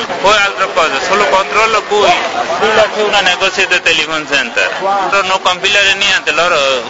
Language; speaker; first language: Italian; non-native, learner; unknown